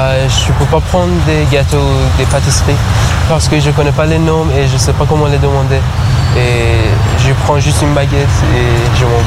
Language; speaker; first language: French; non-native, learner; Persian